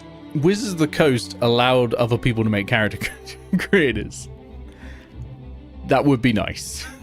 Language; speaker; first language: English; native; English